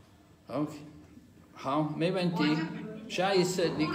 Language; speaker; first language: Chinese; non-native, fluent; English